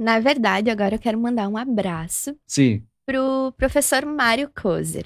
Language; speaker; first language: Portuguese; native; Portuguese